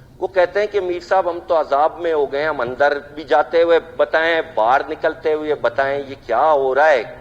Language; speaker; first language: Urdu; non-native, local second language; Baluchi